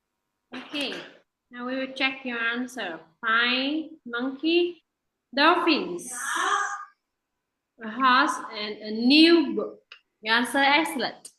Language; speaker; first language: English; non-native, fluent; Vietnamese